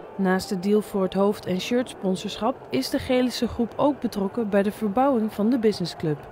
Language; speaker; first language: Dutch; native; Dutch